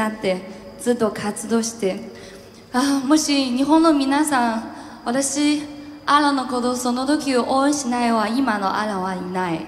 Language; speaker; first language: Japanese; non-native, learner; Chinese